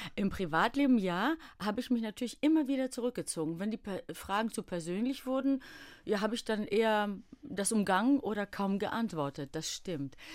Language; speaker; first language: German; early bilingual, other home language; Greek